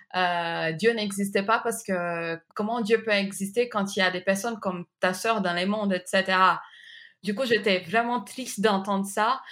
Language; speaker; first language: French; non-native, fluent; Portuguese